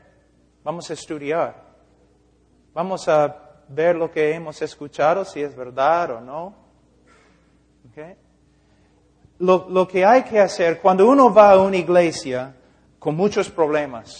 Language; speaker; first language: Spanish; non-native, fluent; English